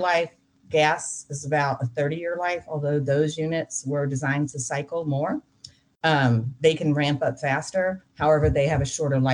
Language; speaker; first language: English; native; English